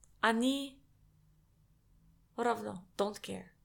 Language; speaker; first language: Russian; non-native, learner; English